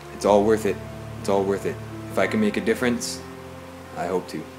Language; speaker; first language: English; native; English